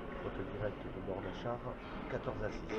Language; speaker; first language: French; native; French